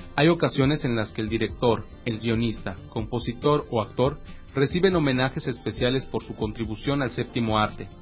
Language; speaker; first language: Spanish; native; Spanish